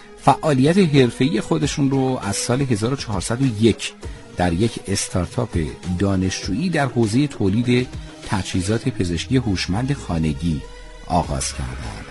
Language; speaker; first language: Persian; native; Persian